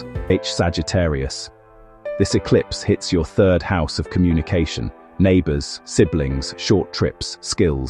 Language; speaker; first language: English; native; English